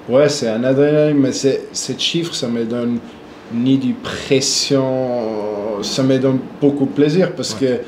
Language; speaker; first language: French; non-native, local second language; German